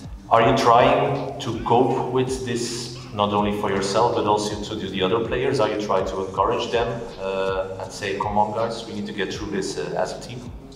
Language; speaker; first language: English; non-native, fluent; Dutch